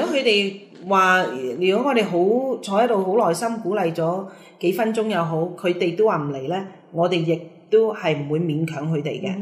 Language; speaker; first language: Cantonese; native; Cantonese